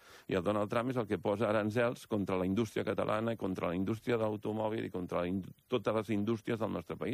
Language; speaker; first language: Catalan; native; Catalan